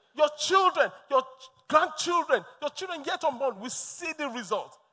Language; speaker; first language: English; non-native, local second language; Yoruba